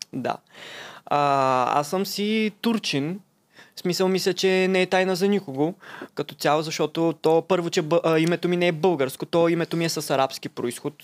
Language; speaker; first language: Bulgarian; non-native, local second language; Turkish